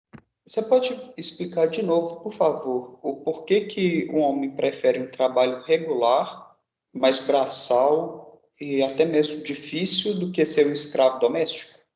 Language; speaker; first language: Portuguese; native; Portuguese